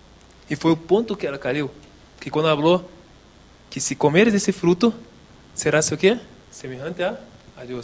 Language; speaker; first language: Spanish; non-native, local second language; Portuguese